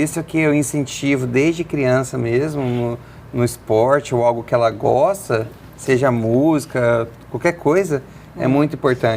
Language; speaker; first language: Portuguese; native; Portuguese